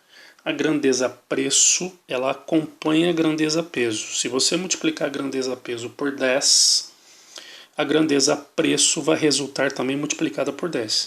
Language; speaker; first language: Portuguese; native; Portuguese